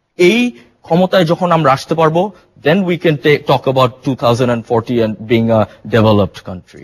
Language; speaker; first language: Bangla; early bilingual, heritage; Bangla